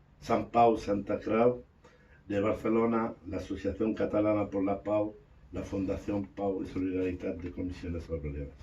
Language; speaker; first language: Catalan; non-native, fluent; Arabic